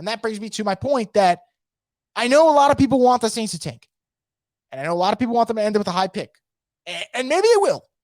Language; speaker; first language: English; native; English